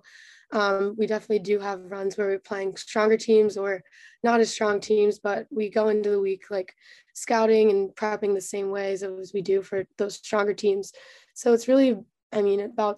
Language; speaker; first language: English; native; English